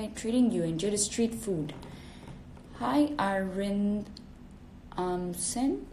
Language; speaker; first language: English; non-native, fluent; Italian